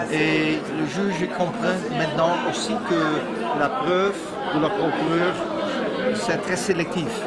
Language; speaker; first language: French; non-native, fluent; Dutch